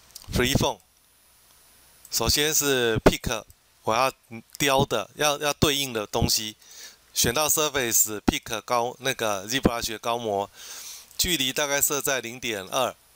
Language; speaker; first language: Chinese; native; Chinese